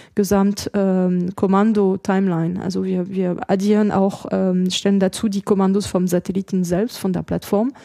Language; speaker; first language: German; non-native, fluent; French